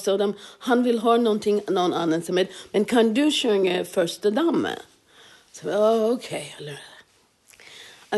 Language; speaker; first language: Swedish; non-native, fluent; English